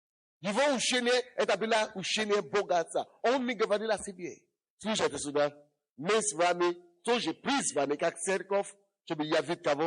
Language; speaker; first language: Russian; non-native, fluent; Yoruba